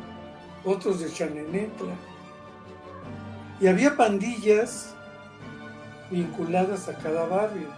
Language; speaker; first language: Spanish; native; Spanish